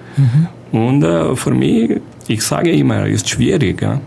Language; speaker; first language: German; non-native, learner; Portuguese